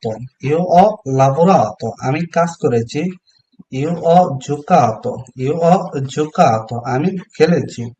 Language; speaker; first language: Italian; non-native, fluent; Bangla